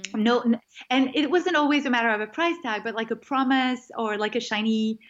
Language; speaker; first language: English; non-native, fluent; French